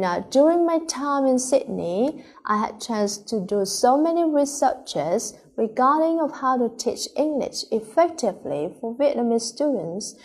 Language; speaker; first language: English; non-native, fluent; Vietnamese